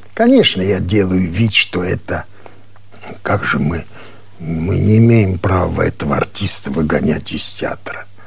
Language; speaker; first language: Russian; non-native, local second language; Armenian